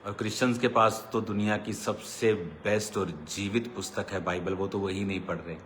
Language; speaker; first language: Hindi; non-native, local second language; Punjabi